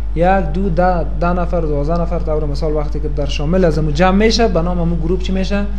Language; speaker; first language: Persian; native; Persian